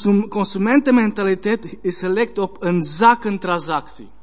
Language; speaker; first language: Dutch; non-native, learner; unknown